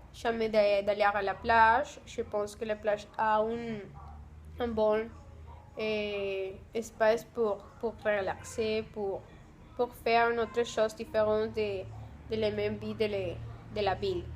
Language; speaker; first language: French; non-native, learner; Spanish